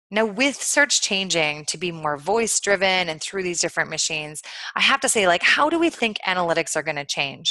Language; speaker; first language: English; native; English